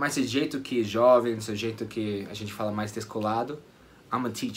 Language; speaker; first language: Portuguese; non-native, fluent; English